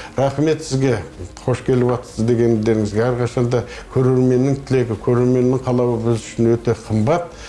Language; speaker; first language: Kazakh; native; Kazakh